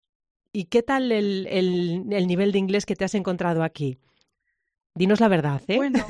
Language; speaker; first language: Spanish; native; Spanish